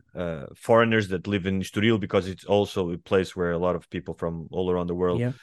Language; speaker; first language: English; non-native, fluent; Portuguese